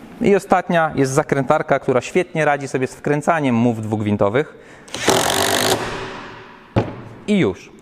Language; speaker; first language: Polish; native; Polish